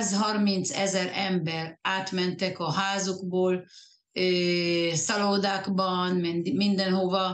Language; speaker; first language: Hungarian; early bilingual, heritage; Hungarian